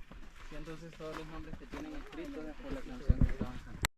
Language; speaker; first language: Spanish; native; Spanish